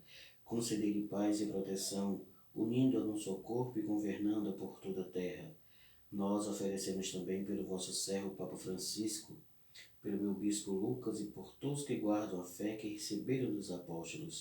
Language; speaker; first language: Portuguese; native; Portuguese